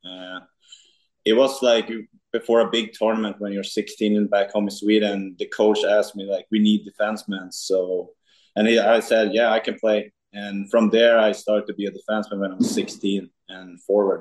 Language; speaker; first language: English; non-native, fluent; Swedish